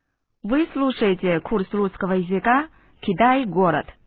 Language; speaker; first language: Russian; non-native, fluent; Chinese